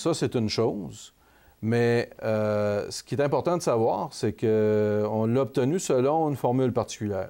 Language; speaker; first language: French; native; French